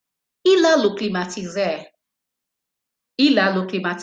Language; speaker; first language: French; non-native, fluent; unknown